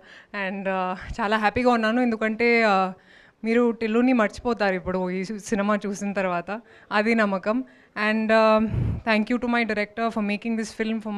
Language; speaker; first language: Telugu; non-native, local second language; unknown